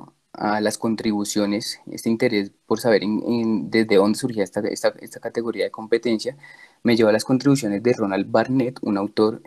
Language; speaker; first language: Spanish; native; Spanish